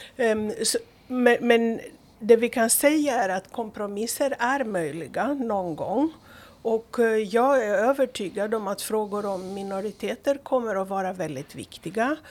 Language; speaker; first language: Swedish; non-native, fluent; Greek